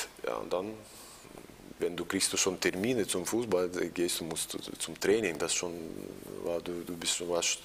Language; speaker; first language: German; non-native, learner; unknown